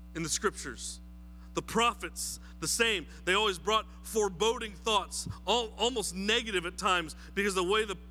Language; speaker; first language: English; native; English